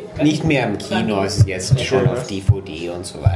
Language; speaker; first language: German; non-native, fluent; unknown